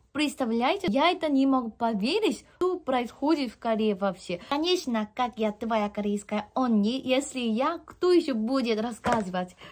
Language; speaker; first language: Russian; non-native, fluent; Korean